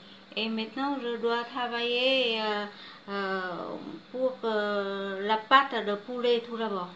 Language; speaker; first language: French; non-native, learner; Vietnamese